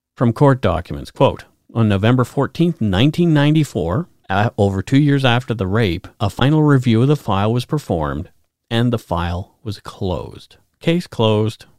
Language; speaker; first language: English; native; English